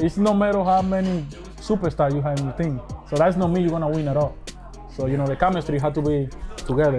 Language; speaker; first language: English; non-native, fluent; Spanish